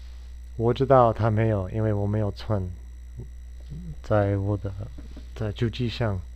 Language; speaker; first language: Chinese; non-native, fluent; English